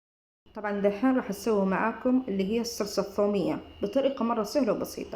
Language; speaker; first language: Arabic; native; Arabic